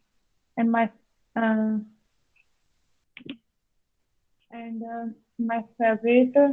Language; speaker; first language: English; non-native, learner; Hindi